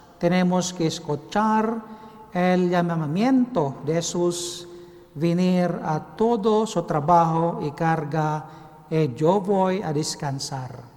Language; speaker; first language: Spanish; non-native, learner; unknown